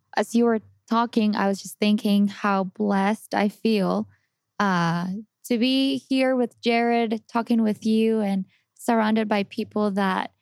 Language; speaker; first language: English; non-native, fluent; Spanish